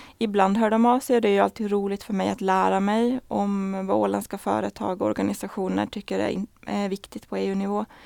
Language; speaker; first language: Swedish; native; Swedish